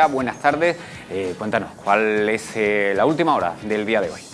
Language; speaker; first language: Spanish; native; Spanish